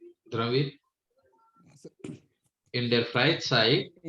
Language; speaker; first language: German; non-native, fluent; Hindi